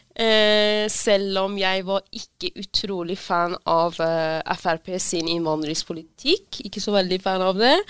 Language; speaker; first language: Norwegian; non-native, fluent; Persian